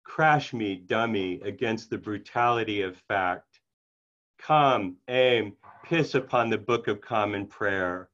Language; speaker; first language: English; native; English